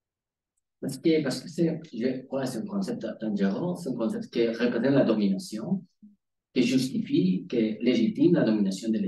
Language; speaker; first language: French; non-native, learner; Spanish